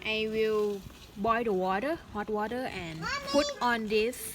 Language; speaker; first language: English; non-native, learner; Thai